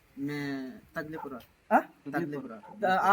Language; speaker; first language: Hindi; non-native, learner; Bangla